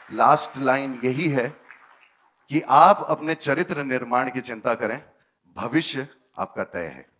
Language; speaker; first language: Hindi; native; Hindi